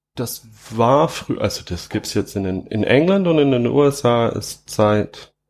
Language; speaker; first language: German; non-native, fluent; English